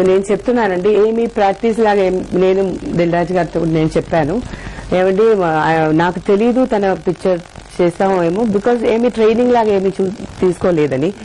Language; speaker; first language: Telugu; non-native, fluent; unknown